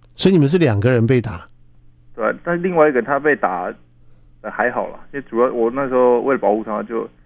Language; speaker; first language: Chinese; native; Chinese